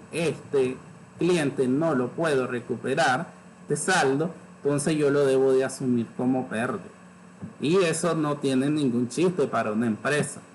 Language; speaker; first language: Spanish; native; Spanish